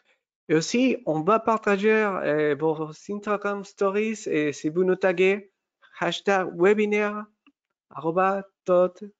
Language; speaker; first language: French; non-native, fluent; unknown